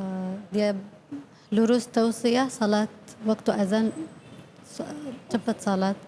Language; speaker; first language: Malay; non-native, learner; Arabic